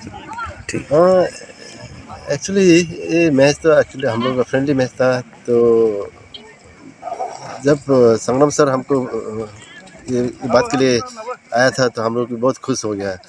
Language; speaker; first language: Hindi; non-native, local second language; Bodo